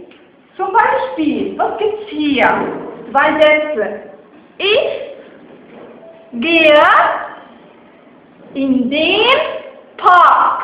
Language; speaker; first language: German; non-native, fluent; Arabic